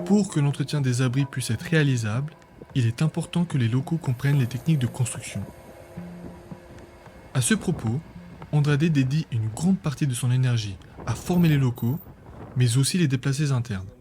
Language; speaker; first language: French; native; French